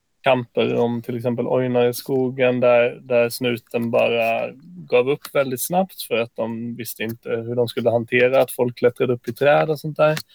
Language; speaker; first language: Swedish; native; Swedish